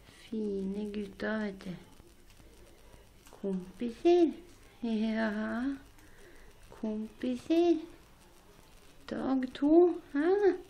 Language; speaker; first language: Norwegian; native; Norwegian